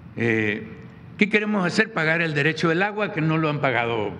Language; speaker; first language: Spanish; native; Spanish